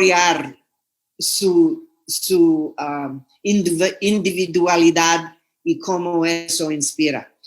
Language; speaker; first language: Spanish; non-native, fluent; English